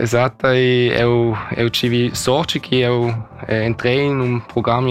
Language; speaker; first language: Portuguese; early bilingual, heritage; Portuguese